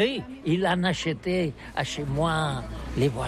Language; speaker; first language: French; non-native, learner; Catalan